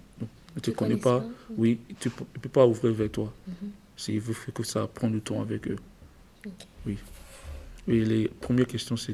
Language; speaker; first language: French; non-native, learner; English